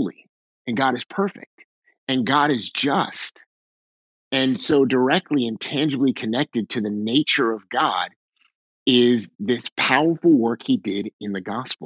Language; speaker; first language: English; native; English